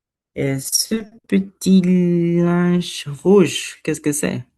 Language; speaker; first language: French; non-native, learner; Spanish